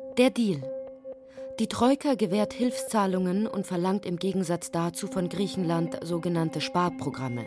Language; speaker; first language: German; native; German